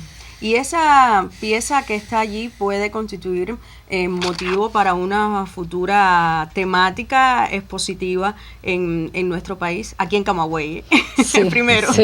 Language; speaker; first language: Spanish; native; Spanish